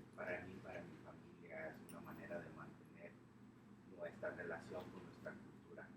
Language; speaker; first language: Spanish; early bilingual, heritage; Spanish